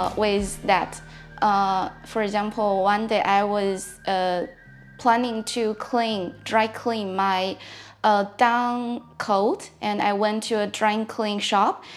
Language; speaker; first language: English; non-native, fluent; Chinese